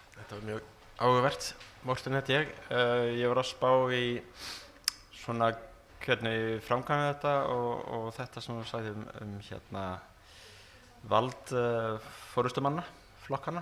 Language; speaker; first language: Icelandic; non-native, learner; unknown